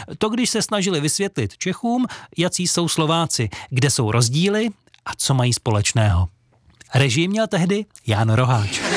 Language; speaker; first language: Czech; native; Czech